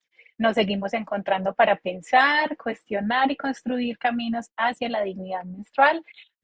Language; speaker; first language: Spanish; native; Spanish